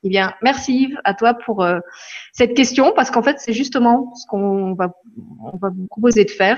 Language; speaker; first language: French; native; French